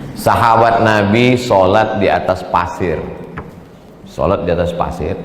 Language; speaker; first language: Indonesian; native; Indonesian